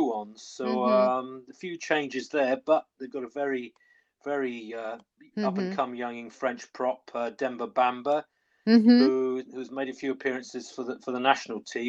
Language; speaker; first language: English; native; English